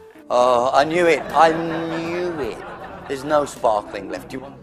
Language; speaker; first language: English; native; English